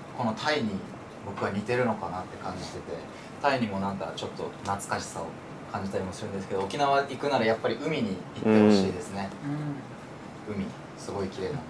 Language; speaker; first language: Japanese; native; Japanese